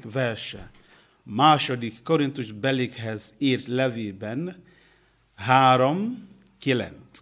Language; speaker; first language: Hungarian; non-native, learner; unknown